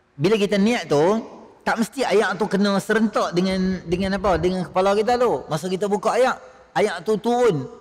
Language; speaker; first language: Malay; native; Malay